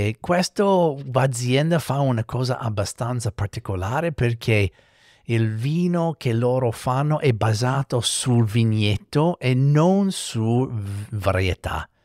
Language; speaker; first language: Italian; non-native, fluent; English